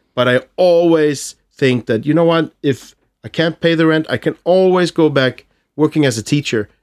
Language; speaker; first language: English; non-native, fluent; Swedish